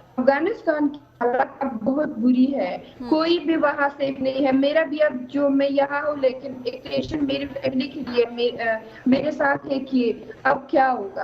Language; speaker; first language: Hindi; non-native, fluent; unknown